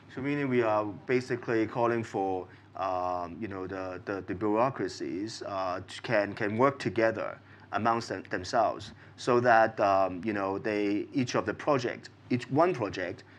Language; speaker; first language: English; non-native, local second language; Cantonese